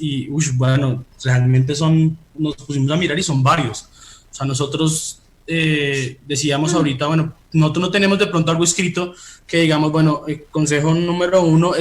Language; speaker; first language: Spanish; native; Spanish